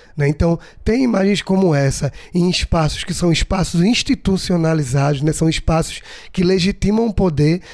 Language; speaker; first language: Portuguese; native; Portuguese